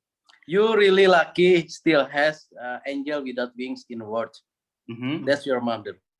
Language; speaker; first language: English; non-native, learner; Indonesian